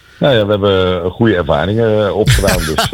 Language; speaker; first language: Dutch; native; Dutch